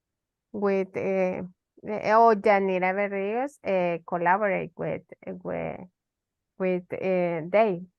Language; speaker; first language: English; non-native, learner; Spanish